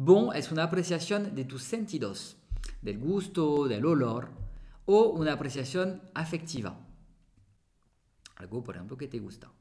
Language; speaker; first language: Spanish; non-native, fluent; French